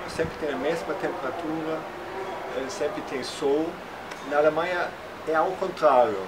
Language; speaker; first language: Portuguese; non-native, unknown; German